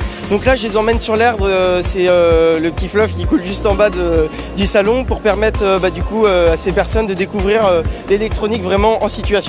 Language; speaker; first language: French; native; French